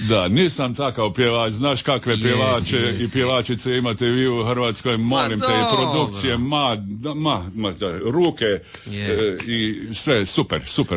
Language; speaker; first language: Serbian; early bilingual, heritage; Serbian